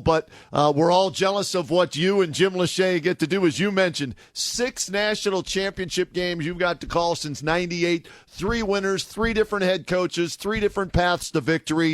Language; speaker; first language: English; native; English